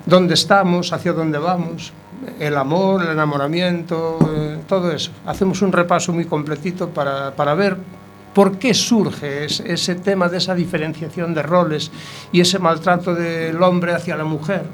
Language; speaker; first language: Spanish; native; Spanish